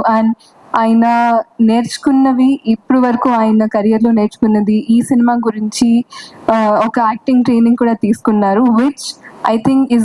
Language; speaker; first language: Telugu; non-native, fluent; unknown